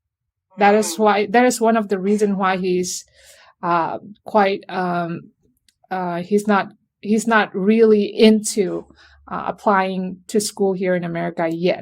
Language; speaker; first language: English; non-native, fluent; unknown